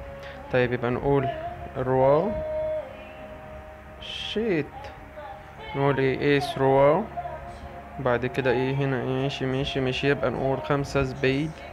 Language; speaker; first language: Arabic; native; Arabic